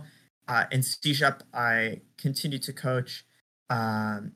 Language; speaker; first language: English; native; English